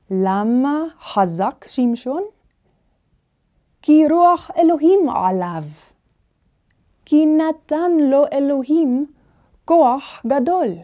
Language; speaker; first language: Hebrew; non-native, fluent; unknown